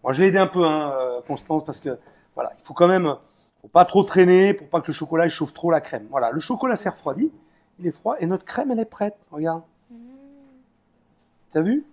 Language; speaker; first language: French; native; French